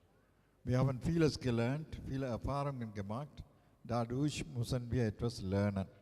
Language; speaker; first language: German; non-native, fluent; Tamil